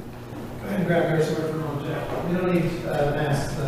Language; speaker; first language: English; native; English